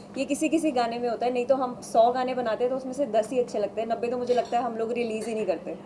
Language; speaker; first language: Hindi; non-native, local second language; Punjabi